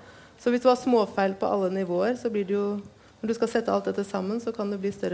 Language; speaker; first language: Norwegian; native; Norwegian